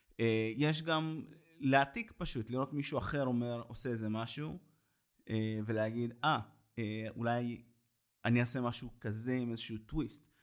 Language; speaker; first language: Hebrew; native; Hebrew